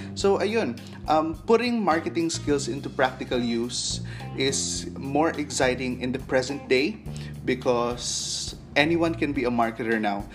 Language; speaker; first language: English; non-native, local second language; Cebuano